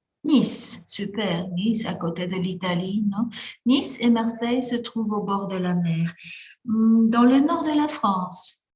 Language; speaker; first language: French; non-native, fluent; Spanish